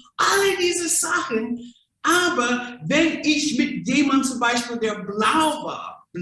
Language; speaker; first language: German; non-native, fluent; English